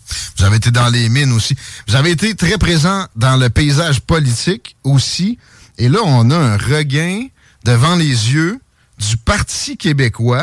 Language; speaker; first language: French; native; French